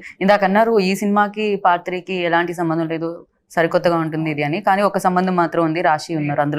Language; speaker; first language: Telugu; native; Telugu